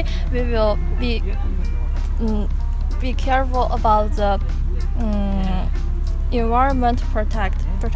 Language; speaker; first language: English; non-native, learner; Chinese